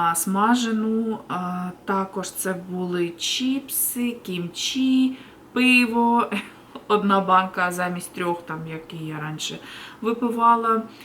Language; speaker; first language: Ukrainian; native; Ukrainian